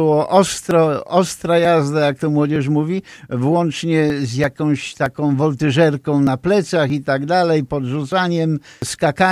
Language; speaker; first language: Polish; native; Polish